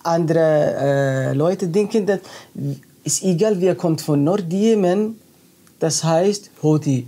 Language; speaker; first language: German; non-native, learner; Arabic